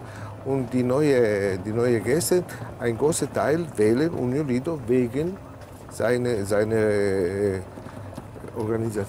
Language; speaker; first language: German; non-native, fluent; Italian